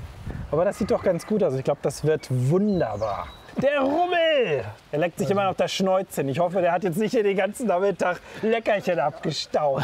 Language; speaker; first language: German; native; German